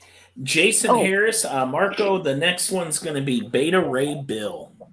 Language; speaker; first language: English; native; English